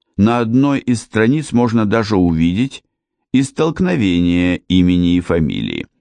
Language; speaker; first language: Russian; native; Russian